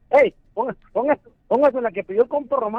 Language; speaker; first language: Spanish; native; Spanish